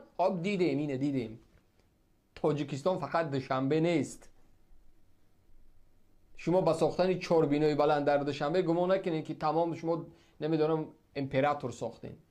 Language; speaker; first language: Persian; native; Persian